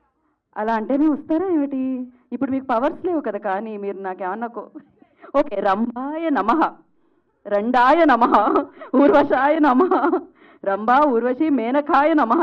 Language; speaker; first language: Telugu; native; Telugu